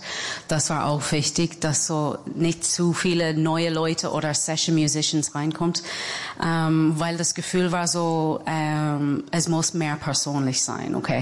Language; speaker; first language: German; non-native, fluent; English